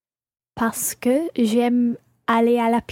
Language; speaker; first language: French; non-native, learner; English